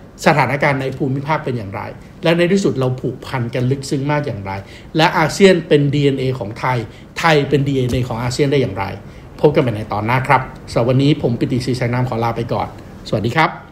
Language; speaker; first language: Thai; native; Thai